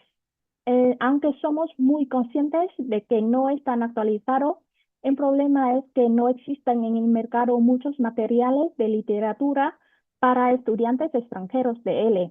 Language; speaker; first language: Spanish; non-native, fluent; Vietnamese